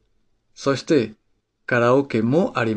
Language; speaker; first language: Japanese; non-native, fluent; Spanish